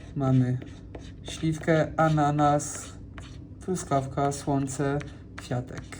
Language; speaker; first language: Polish; non-native, fluent; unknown